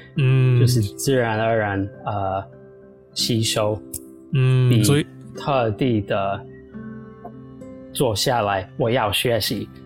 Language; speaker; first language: Chinese; non-native, fluent; English